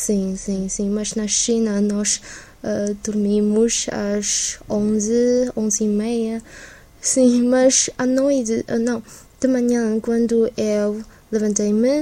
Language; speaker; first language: Portuguese; non-native, learner; Chinese